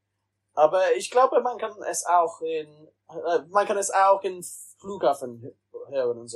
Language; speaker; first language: German; non-native, learner; English